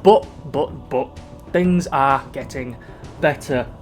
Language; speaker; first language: English; native; English